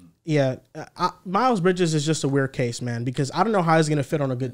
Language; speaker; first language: English; native; English